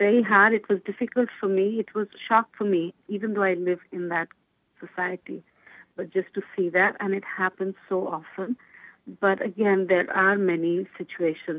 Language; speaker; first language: English; non-native, local second language; Bangla